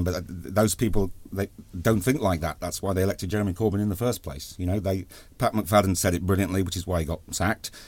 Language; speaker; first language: English; native; English